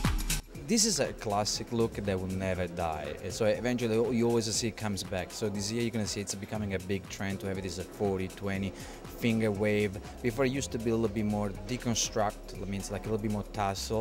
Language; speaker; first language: English; non-native, fluent; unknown